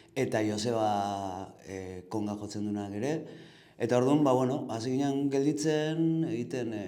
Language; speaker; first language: Basque; native; Basque